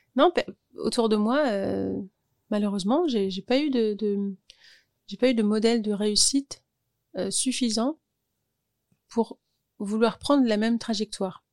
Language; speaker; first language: French; native; French